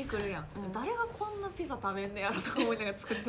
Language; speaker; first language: Japanese; native; Japanese